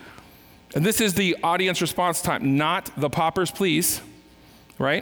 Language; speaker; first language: English; native; English